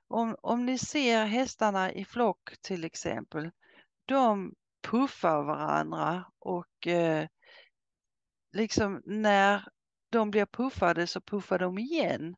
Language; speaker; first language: Swedish; native; Swedish